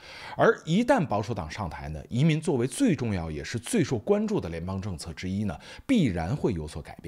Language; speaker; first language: Chinese; native; Chinese